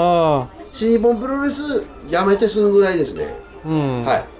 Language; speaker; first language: Japanese; native; Japanese